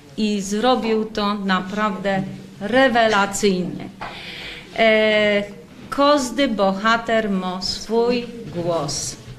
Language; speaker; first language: Polish; native; Polish